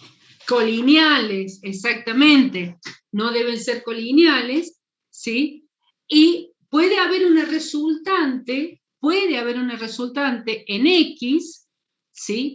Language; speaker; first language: Spanish; native; Spanish